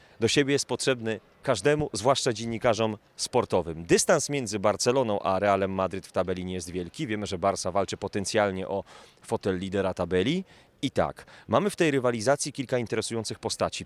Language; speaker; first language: Polish; native; Polish